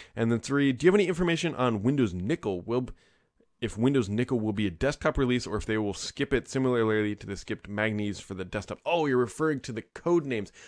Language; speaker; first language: English; native; English